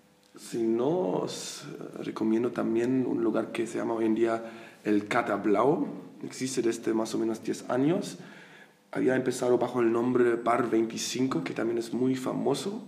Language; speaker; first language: Spanish; non-native, fluent; German